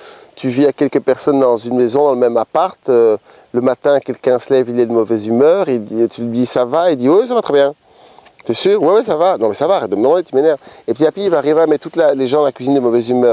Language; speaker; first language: French; native; French